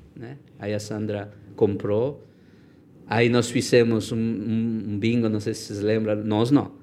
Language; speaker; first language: Portuguese; non-native, fluent; Spanish